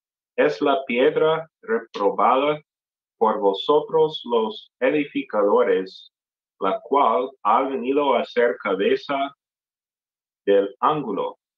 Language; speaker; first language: Spanish; non-native, fluent; English